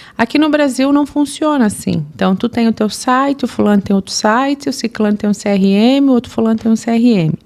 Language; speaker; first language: Portuguese; native; Portuguese